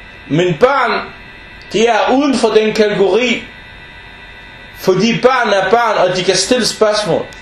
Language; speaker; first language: Danish; non-native, fluent; Arabic